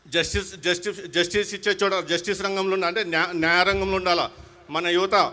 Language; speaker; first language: Telugu; non-native, local second language; Hindi